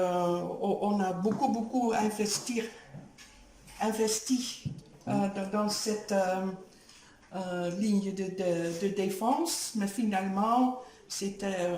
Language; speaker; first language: French; non-native, fluent; Dutch